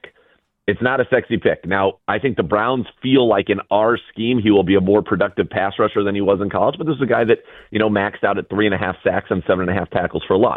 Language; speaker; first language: English; native; English